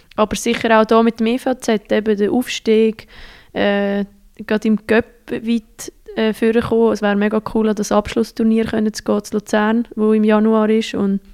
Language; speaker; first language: German; native; German